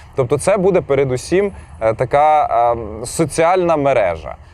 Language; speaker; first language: Ukrainian; native; Ukrainian